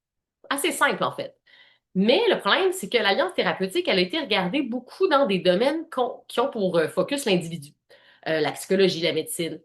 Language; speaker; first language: French; native; French